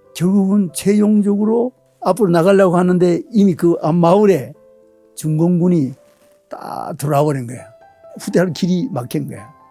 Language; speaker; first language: Korean; early bilingual, other home language; Japanese